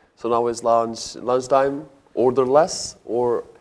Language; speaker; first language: English; non-native, fluent; Albanian